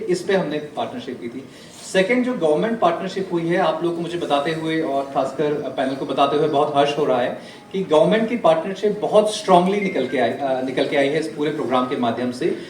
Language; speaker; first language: Hindi; native; Hindi